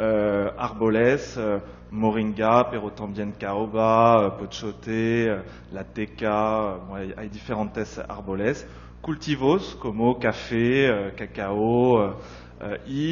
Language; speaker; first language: Spanish; non-native, fluent; French